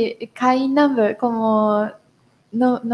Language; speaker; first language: Spanish; non-native, learner; Japanese